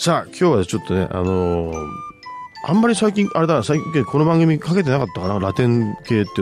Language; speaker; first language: Japanese; native; Japanese